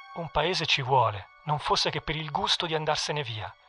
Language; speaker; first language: Italian; native; Italian